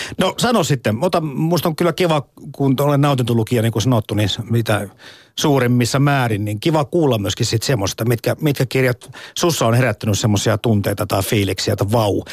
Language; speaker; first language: Finnish; native; Finnish